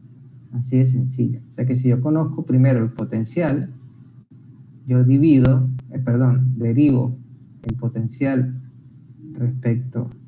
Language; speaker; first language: Spanish; native; Spanish